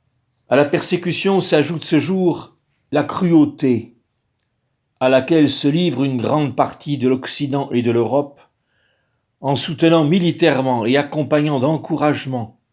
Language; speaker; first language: French; native; French